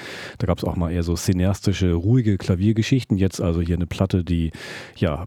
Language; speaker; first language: German; native; German